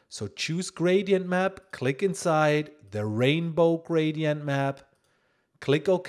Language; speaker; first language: English; non-native, fluent; German